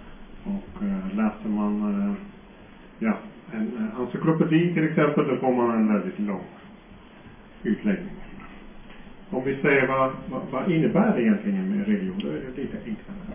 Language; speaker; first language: Swedish; non-native, fluent; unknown